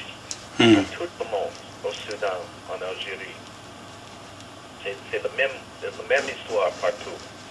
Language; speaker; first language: French; non-native, fluent; English